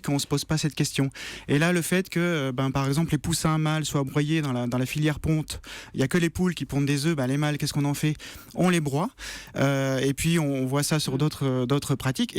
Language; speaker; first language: French; native; French